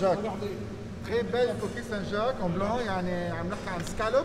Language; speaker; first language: French; non-native, local second language; Arabic